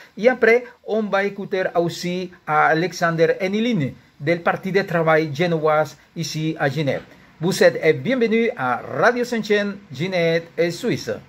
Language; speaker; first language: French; non-native, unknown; Spanish